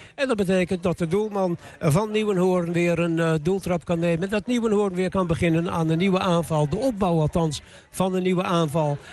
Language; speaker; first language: Dutch; native; Dutch